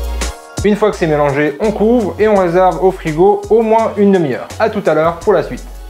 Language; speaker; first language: French; native; French